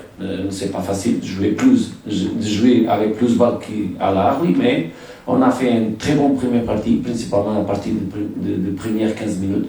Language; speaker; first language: French; non-native, fluent; Portuguese